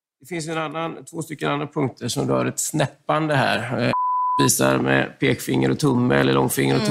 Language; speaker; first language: Swedish; native; Swedish